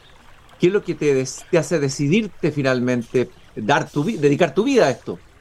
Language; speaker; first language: Spanish; native; Spanish